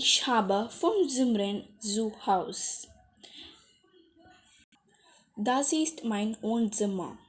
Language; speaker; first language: German; non-native, learner; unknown